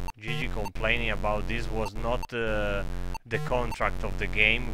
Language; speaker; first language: English; non-native, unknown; Italian